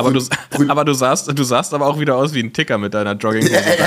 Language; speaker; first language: German; native; German